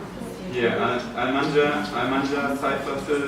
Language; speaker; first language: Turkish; non-native, learner; German